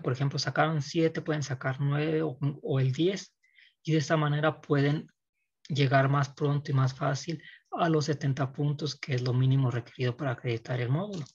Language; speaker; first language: Spanish; native; Spanish